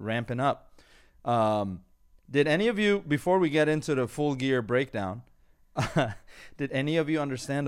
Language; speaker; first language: English; non-native, fluent; Persian